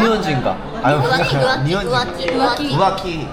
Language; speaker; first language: Japanese; non-native, learner; Korean